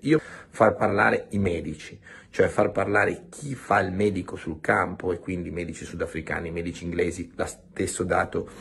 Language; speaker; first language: Italian; native; Italian